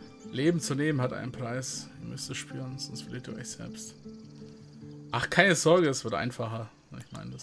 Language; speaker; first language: German; native; German